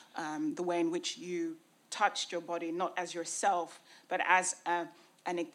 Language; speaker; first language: English; native; English